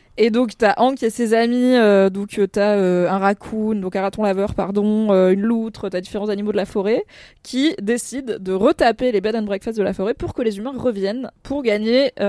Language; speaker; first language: French; native; French